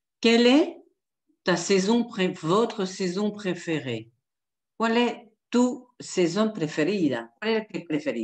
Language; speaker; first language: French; non-native, fluent; Spanish